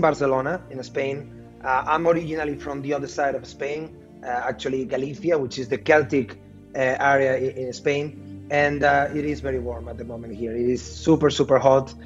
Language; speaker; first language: English; non-native, fluent; Spanish